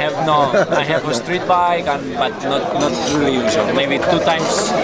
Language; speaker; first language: English; non-native, learner; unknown